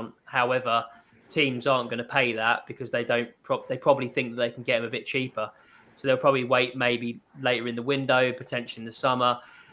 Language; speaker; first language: English; native; English